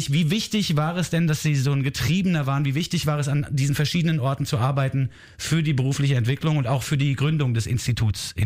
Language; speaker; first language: German; native; German